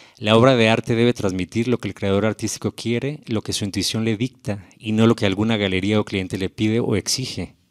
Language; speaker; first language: Spanish; native; Spanish